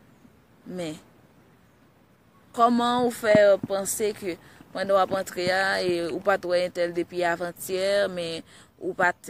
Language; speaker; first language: French; non-native, learner; Haitian Creole